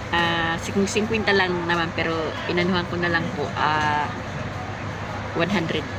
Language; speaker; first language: Filipino; non-native, local second language; Cebuano